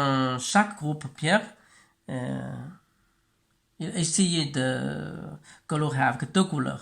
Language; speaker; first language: French; non-native, learner; Chinese